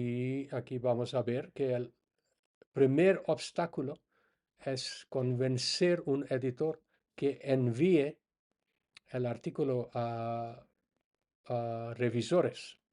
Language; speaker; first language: Spanish; non-native, fluent; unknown